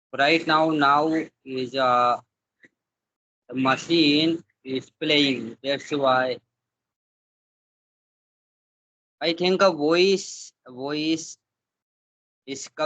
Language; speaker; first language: English; non-native, learner; Hindi